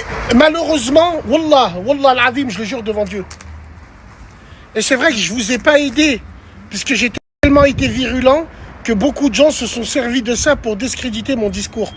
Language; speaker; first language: French; native; French